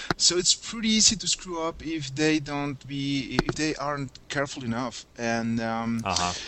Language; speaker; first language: English; non-native, fluent; Spanish